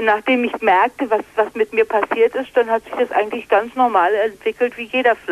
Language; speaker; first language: German; native; German